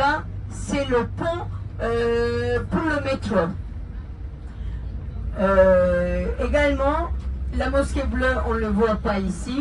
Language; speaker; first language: French; non-native, fluent; Turkish